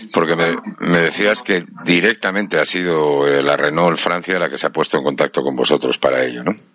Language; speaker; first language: Spanish; native; Spanish